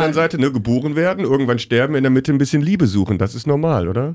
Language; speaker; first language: German; native; German